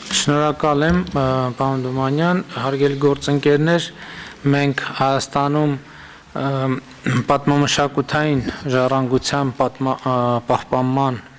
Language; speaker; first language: Armenian; native; Armenian